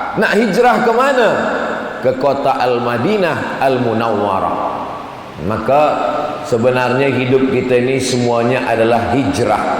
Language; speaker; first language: Malay; native; Malay